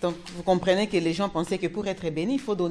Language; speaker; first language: French; non-native, local second language; Lingala